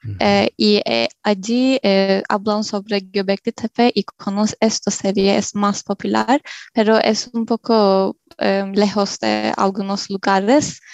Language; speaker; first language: Spanish; non-native, learner; Turkish